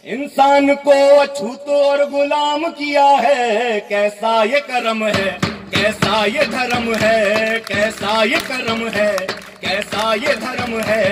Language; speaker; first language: Hindi; native; Hindi